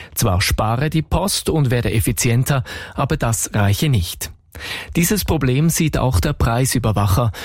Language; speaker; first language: German; native; German